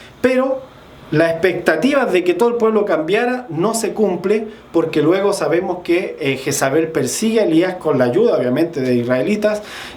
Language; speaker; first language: Spanish; native; Spanish